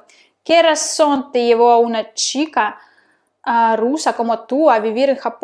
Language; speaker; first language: Spanish; non-native, fluent; Russian